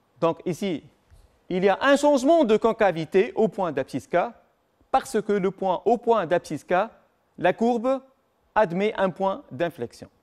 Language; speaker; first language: French; non-native, local second language; Arabic